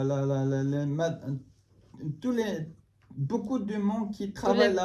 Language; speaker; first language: French; non-native, learner; Tibetan